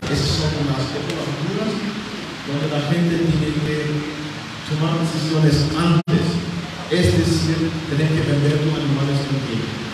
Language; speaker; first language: Spanish; non-native, local second language; German